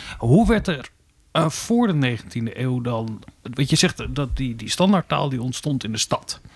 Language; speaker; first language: Dutch; native; Dutch